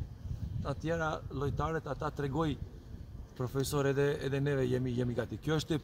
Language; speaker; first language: Albanian; non-native, learner; Serbian